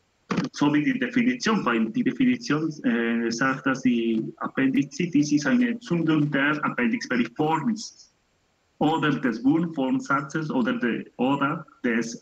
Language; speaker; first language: German; non-native, learner; Spanish